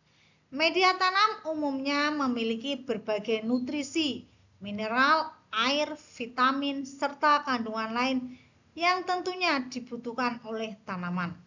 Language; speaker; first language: Indonesian; native; Indonesian